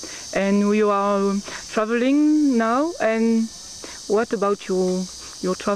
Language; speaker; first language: English; non-native, learner; French